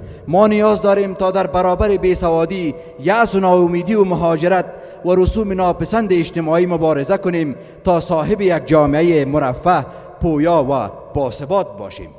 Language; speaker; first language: Persian; native; Persian